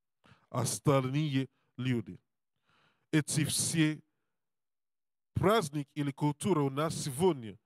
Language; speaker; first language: Russian; non-native, learner; English